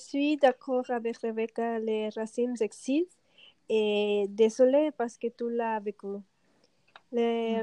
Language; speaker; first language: French; non-native, learner; Spanish